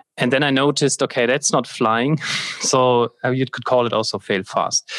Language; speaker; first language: English; non-native, fluent; German